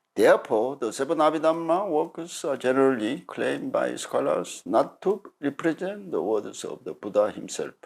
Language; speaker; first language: English; non-native, fluent; Korean